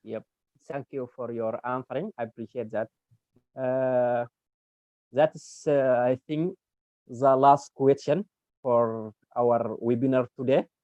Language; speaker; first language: English; non-native, learner; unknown